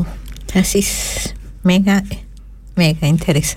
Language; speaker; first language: German; non-native, learner; Spanish